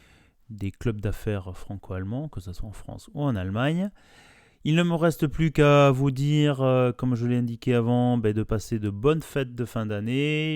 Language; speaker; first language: French; native; French